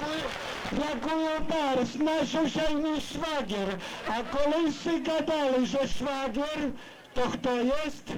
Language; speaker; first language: Polish; non-native, local second language; Rusyn